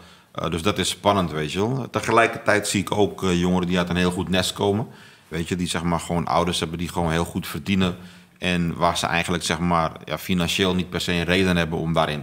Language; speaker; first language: Dutch; native; Dutch